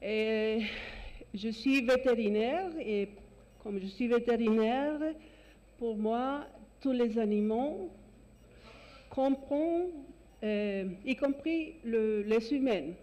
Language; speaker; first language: French; non-native, fluent; Spanish